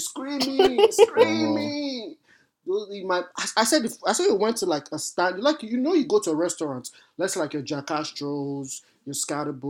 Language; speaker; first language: English; non-native, local second language; Yoruba